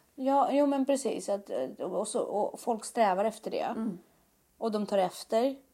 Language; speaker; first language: Swedish; early bilingual, other home language; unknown